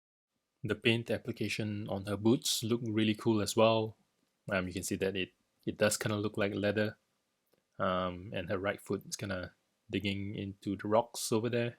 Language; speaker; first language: English; native; English